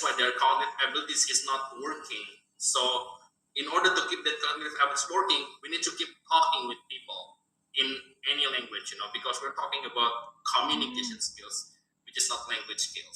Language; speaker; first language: English; non-native, fluent; Indonesian